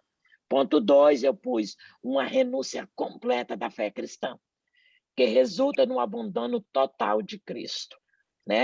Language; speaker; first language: Portuguese; native; Portuguese